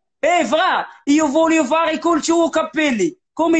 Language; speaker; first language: Italian; non-native, learner; Arabic